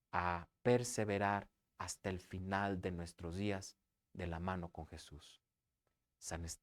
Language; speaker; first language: Spanish; native; Spanish